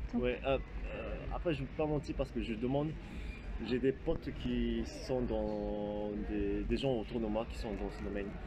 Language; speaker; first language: French; non-native, fluent; Japanese